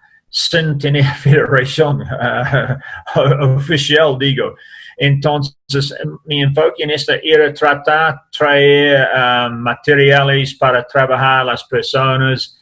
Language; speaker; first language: Spanish; non-native, learner; English